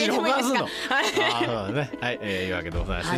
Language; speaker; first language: Japanese; native; Japanese